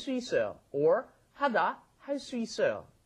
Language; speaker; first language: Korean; non-native, fluent; English